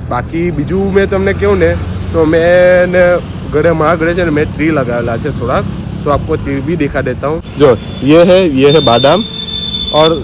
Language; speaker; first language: Gujarati; native; Gujarati